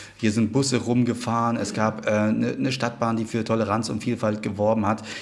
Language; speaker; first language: German; native; German